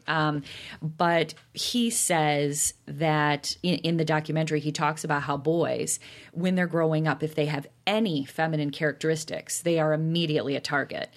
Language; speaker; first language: English; native; English